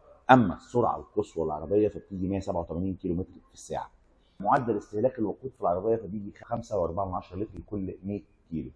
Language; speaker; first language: Arabic; native; Arabic